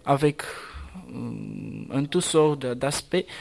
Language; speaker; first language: French; non-native, fluent; Romanian